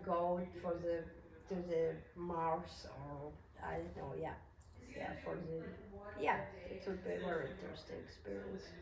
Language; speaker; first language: English; non-native, learner; Russian